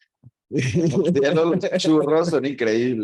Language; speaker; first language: Spanish; native; Spanish